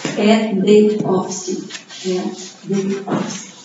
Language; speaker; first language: English; non-native, learner; Portuguese